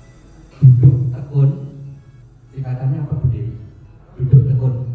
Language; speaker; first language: Indonesian; native; Indonesian